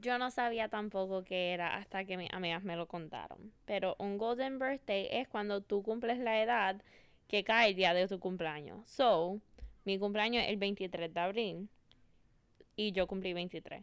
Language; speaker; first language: Spanish; early bilingual, other home language; English